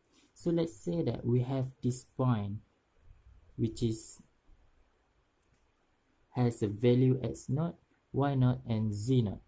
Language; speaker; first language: English; non-native, local second language; Malay